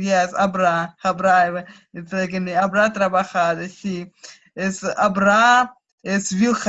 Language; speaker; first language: Spanish; non-native, learner; Russian